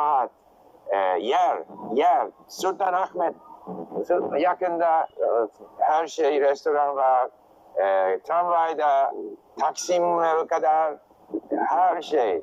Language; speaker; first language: Turkish; non-native, learner; English